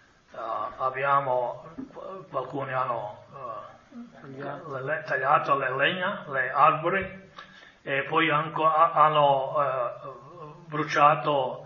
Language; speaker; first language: Italian; non-native, fluent; Croatian